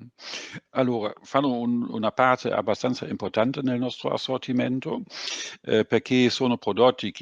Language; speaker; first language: Italian; non-native, fluent; German